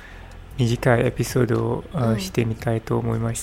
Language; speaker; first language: Japanese; non-native, learner; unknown